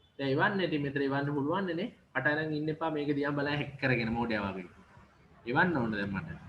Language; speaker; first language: Sinhala; native; Sinhala